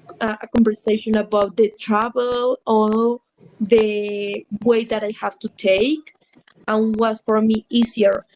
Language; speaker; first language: English; non-native, learner; Spanish